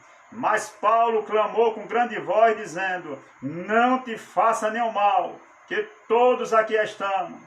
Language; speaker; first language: Portuguese; native; Portuguese